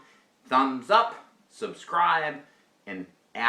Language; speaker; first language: English; native; English